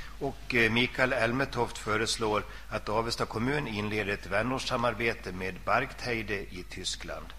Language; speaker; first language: Swedish; native; Swedish